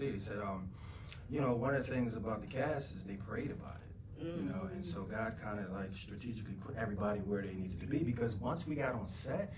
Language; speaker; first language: English; native; English